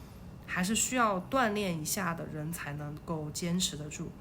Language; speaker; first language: Chinese; native; Chinese